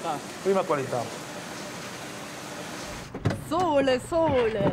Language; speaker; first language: Italian; non-native, learner; German